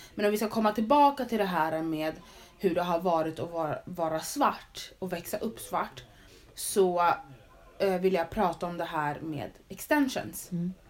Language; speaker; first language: Swedish; native; Swedish